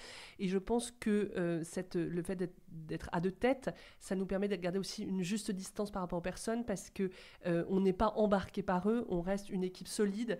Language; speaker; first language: French; native; French